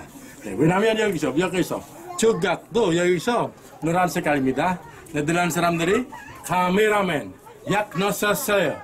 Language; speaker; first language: Korean; non-native, learner; Indonesian